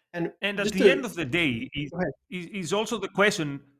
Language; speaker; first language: English; non-native, fluent; Greek